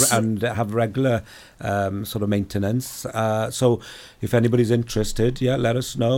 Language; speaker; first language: English; native; English